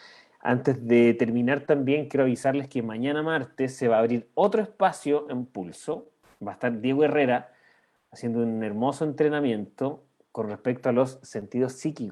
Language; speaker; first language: Spanish; native; Spanish